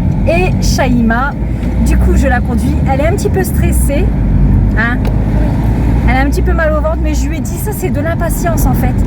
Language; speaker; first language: French; native; French